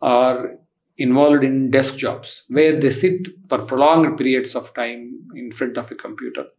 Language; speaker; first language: English; non-native, local second language; Telugu